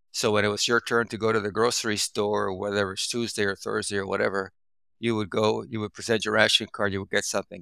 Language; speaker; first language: English; early bilingual, other home language; Spanish